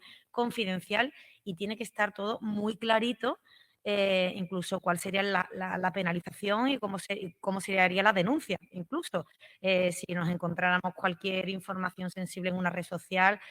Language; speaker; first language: Spanish; native; Spanish